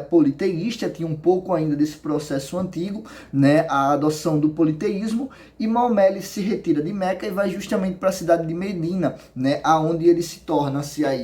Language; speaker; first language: Portuguese; native; Portuguese